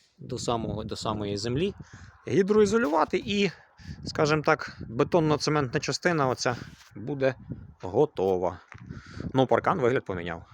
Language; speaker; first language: Ukrainian; native; Ukrainian